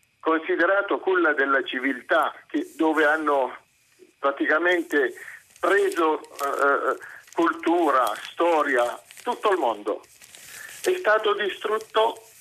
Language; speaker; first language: Italian; non-native, fluent; Arabic